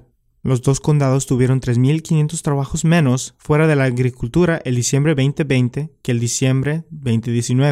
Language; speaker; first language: Spanish; native; Spanish